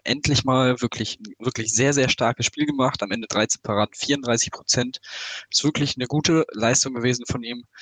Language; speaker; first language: German; native; German